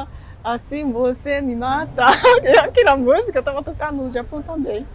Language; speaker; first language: Portuguese; non-native, fluent; Japanese